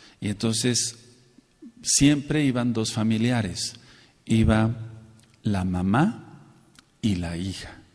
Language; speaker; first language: Spanish; native; Spanish